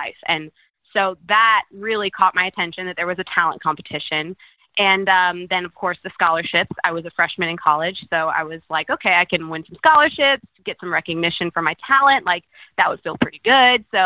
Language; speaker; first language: English; native; English